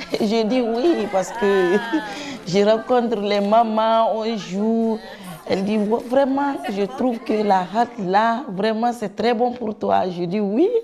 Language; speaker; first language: French; non-native, local second language; Fula